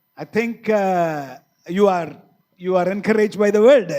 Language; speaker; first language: English; non-native, local second language; Malayalam